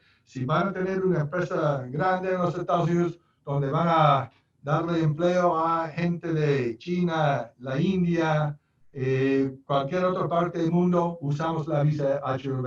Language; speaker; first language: Spanish; non-native, fluent; English